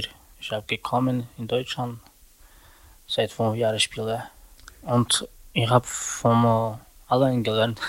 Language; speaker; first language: German; non-native, learner; Slovak